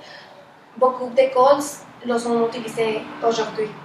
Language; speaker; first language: French; non-native, learner; Spanish